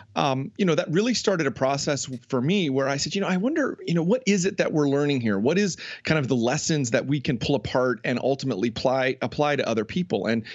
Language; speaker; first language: English; native; English